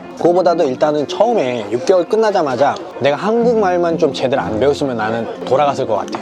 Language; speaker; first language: Korean; non-native, fluent; Nepali